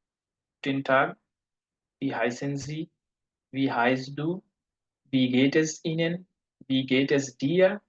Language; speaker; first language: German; non-native, fluent; Bangla